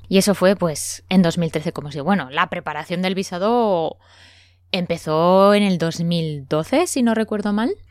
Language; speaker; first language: Spanish; native; Spanish